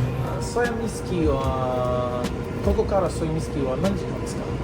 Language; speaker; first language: Japanese; non-native, learner; English